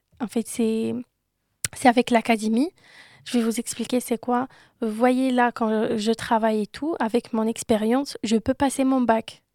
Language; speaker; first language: French; non-native, local second language; Arabic